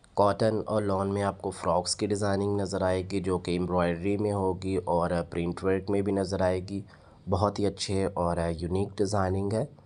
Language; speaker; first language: Urdu; native; Urdu